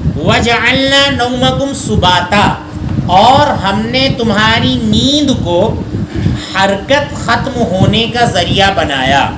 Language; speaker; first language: Urdu; native; Urdu